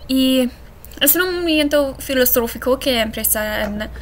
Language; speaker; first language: Spanish; non-native, learner; English